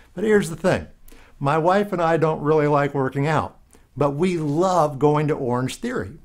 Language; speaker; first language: English; native; English